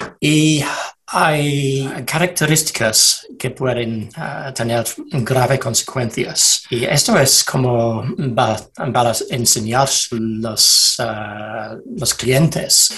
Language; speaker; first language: Spanish; non-native, learner; English